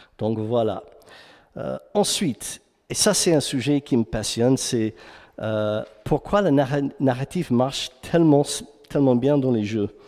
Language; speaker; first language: French; non-native, fluent; English